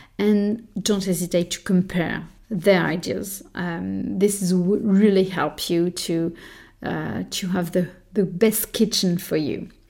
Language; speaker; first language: English; non-native, fluent; French